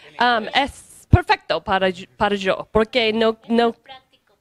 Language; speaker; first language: Spanish; non-native, learner; English